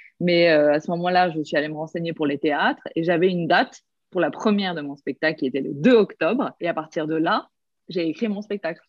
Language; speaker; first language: French; early bilingual, other home language; Korean